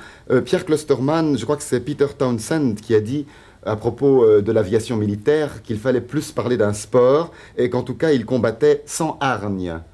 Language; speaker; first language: French; native; French